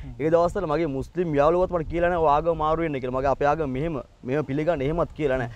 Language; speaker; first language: Sinhala; non-native, local second language; Tamil